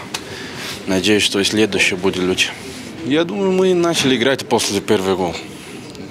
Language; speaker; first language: Russian; non-native, learner; Portuguese